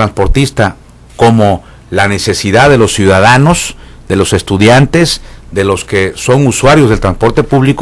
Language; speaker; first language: Spanish; native; Spanish